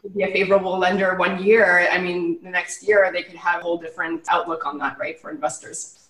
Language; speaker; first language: English; native; English